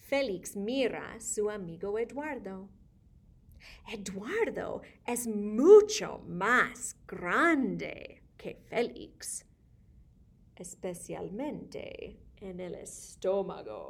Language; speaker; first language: Spanish; non-native, fluent; English